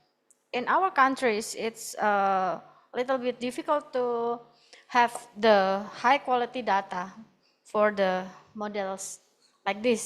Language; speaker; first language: English; non-native, fluent; Indonesian